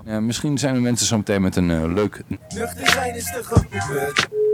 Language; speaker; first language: Dutch; native; Dutch